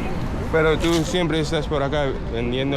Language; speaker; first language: Spanish; non-native, fluent; English